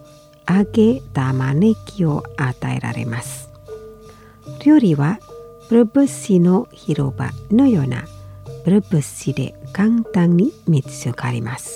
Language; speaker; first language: Japanese; non-native, fluent; Indonesian